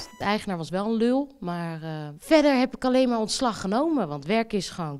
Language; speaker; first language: Dutch; native; Dutch